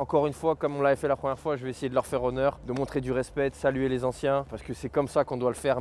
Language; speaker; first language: French; native; French